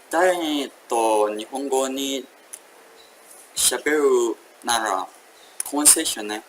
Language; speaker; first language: Japanese; non-native, learner; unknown